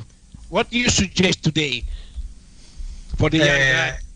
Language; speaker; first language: English; non-native, learner; Italian